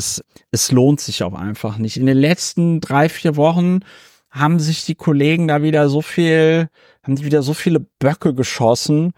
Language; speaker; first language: German; native; German